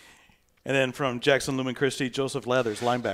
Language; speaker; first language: English; native; English